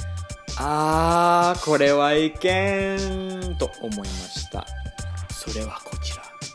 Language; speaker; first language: Japanese; non-native, fluent; English